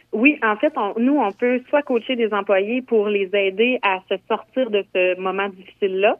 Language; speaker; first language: French; native; French